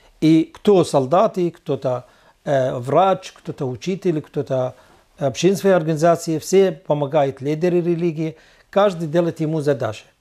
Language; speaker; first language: Russian; non-native, learner; Arabic